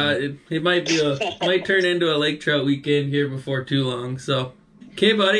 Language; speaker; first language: English; native; English